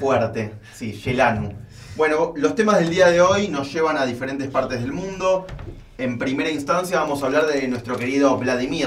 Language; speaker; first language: Spanish; native; Spanish